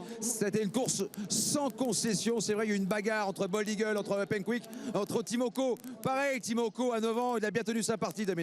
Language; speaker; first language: French; native; French